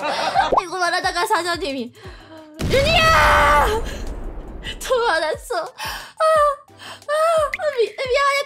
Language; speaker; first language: Korean; non-native, learner; Japanese